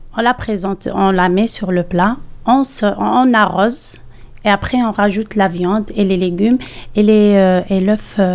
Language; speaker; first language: French; non-native, local second language; Arabic